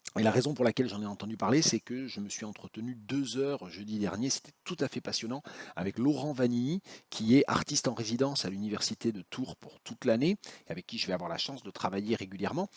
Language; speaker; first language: French; native; French